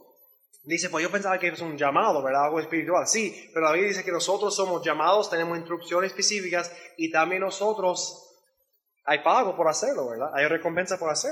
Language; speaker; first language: Spanish; non-native, learner; English